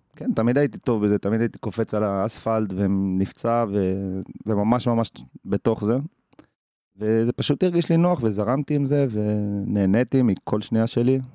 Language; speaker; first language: Hebrew; early bilingual, other home language; English